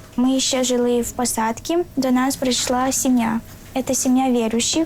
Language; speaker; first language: Ukrainian; non-native, local second language; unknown